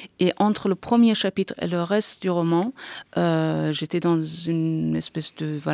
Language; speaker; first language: French; non-native, fluent; Persian